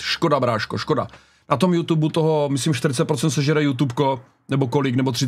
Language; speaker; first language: Czech; native; Czech